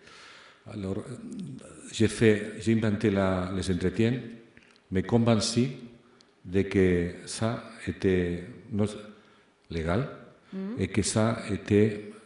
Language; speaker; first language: French; non-native, fluent; Spanish